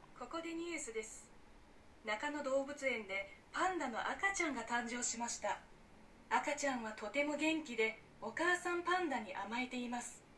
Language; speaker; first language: Japanese; non-native, fluent; Chinese